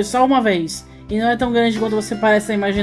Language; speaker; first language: Portuguese; native; Portuguese